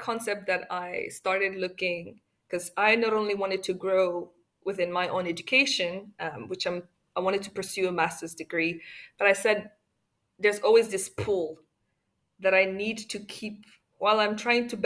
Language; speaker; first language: English; non-native, local second language; Kinyarwanda